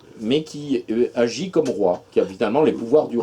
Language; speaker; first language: French; native; French